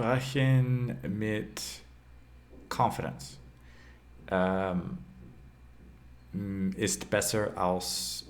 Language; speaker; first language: German; non-native, learner; English